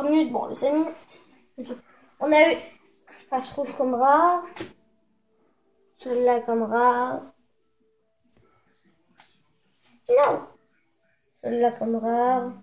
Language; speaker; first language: French; native; French